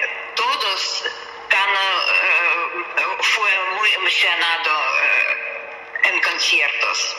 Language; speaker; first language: Spanish; non-native, learner; Russian